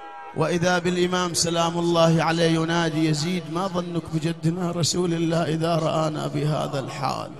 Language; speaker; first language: Arabic; native; Arabic